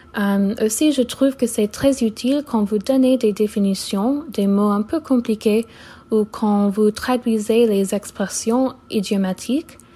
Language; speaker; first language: French; non-native, learner; English